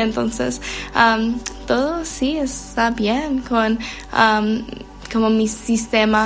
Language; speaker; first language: Spanish; non-native, learner; English